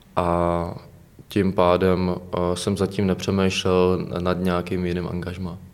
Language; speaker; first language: Czech; native; Czech